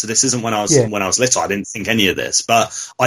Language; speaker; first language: English; native; English